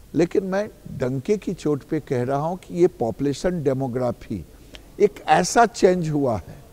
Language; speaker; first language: Hindi; native; Hindi